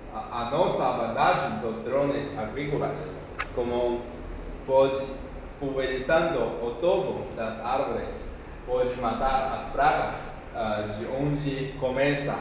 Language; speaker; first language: Portuguese; non-native, fluent; Chinese